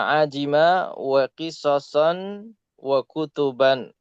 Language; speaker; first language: Arabic; non-native, local second language; Indonesian